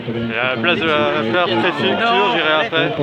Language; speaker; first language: French; native; French